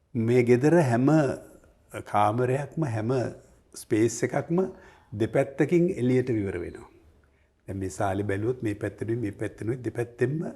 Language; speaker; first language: Sinhala; native; Sinhala